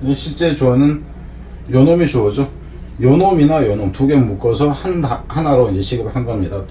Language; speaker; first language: Korean; native; Korean